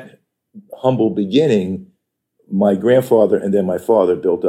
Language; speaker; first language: English; native; English